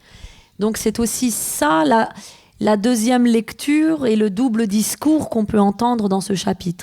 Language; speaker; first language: French; early bilingual, other home language; Persian